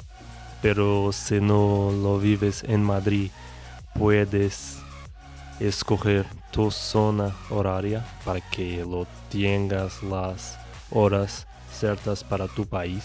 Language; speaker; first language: Spanish; non-native, learner; Portuguese